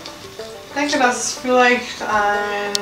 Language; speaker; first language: German; non-native, learner; English